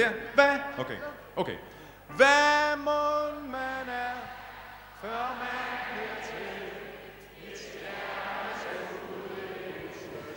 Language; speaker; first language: Danish; native; Danish